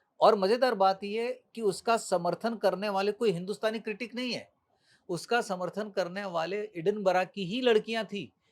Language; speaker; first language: Hindi; native; Hindi